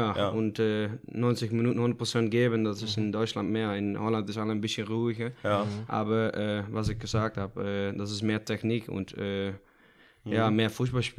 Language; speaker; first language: German; non-native, learner; Dutch